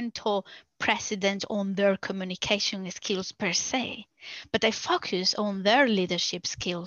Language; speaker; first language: English; non-native, fluent; Spanish